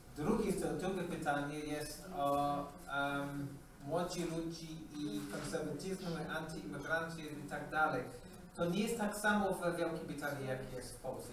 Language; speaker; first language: Polish; non-native, learner; English